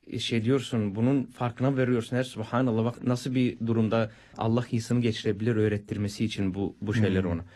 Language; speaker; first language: Turkish; non-native, fluent; Bulgarian